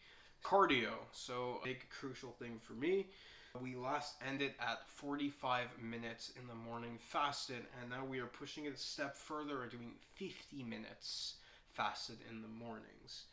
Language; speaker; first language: English; native; English